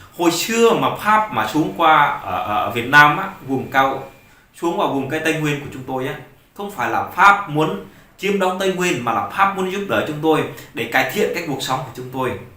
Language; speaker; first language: Vietnamese; non-native, local second language; Jarai